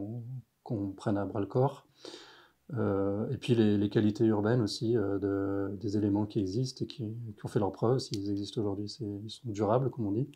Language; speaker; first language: French; native; French